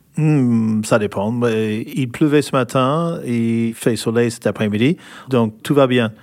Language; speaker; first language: French; non-native, fluent; English